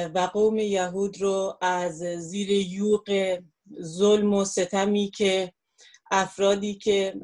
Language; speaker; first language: Persian; non-native, local second language; Kurdish